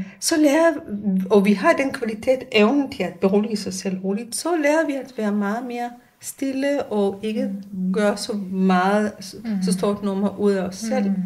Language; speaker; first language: Danish; non-native, fluent; Hebrew